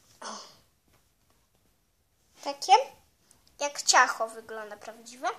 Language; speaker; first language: Polish; early bilingual, heritage; Polish